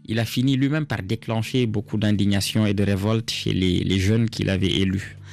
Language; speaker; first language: French; non-native, local second language; Serer